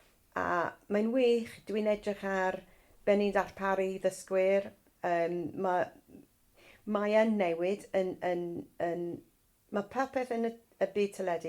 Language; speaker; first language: Welsh; non-native, fluent; English